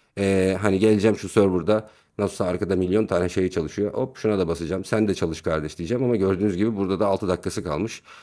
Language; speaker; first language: Turkish; native; Turkish